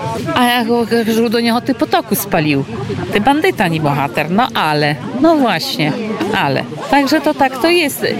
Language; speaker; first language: Polish; non-native, local second language; Belarusian